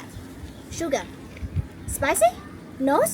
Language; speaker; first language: English; non-native, learner; Vietnamese